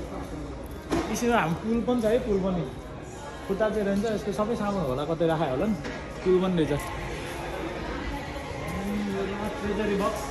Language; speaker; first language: Nepali; native; Nepali